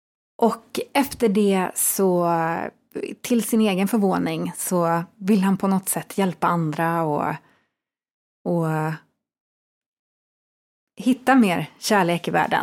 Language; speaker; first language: Swedish; native; Swedish